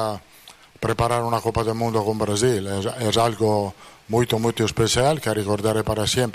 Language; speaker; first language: Portuguese; non-native, fluent; Italian